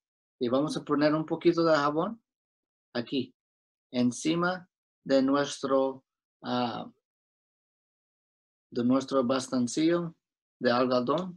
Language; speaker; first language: Spanish; early bilingual, heritage; Spanish